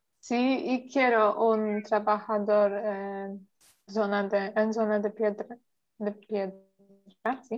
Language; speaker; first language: Spanish; non-native, learner; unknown